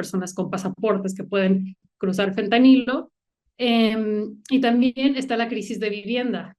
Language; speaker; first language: Spanish; native; Spanish